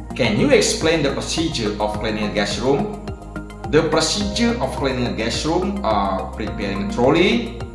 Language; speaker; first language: English; non-native, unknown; Indonesian